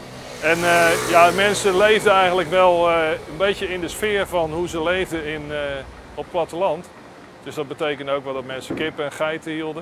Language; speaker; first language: Dutch; native; Dutch